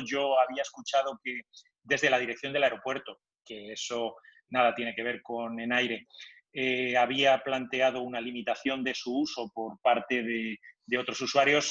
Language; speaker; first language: Spanish; native; Spanish